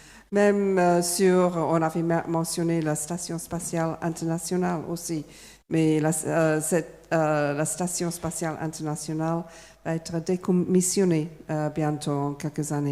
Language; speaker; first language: French; non-native, fluent; English